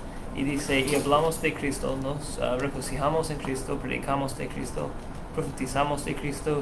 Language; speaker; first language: Spanish; non-native, learner; English